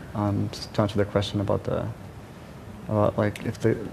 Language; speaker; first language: English; native; English